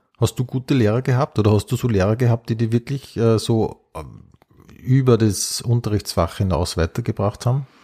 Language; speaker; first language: German; native; German